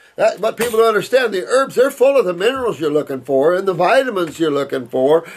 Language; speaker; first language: English; native; English